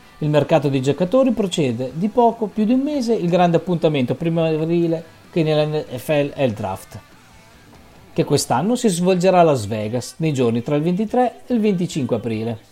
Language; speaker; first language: Italian; native; Italian